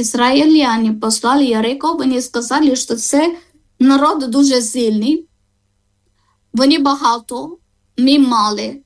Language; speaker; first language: Ukrainian; non-native, learner; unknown